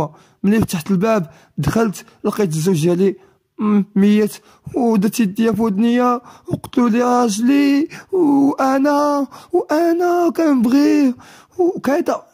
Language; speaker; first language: Arabic; native; Arabic